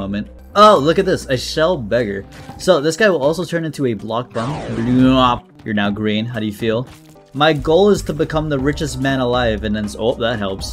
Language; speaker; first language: English; native; English